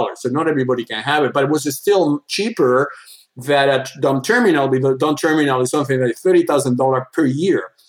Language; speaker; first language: English; non-native, fluent; Spanish